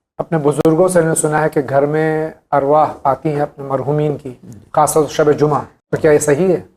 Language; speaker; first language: Urdu; native; Urdu